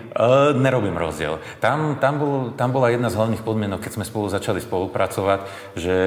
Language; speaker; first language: Slovak; native; Slovak